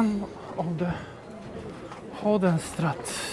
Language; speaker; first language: Dutch; non-native, learner; Polish